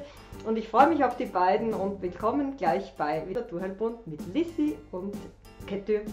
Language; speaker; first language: German; native; German